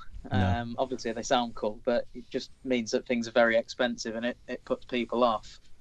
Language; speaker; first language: English; native; English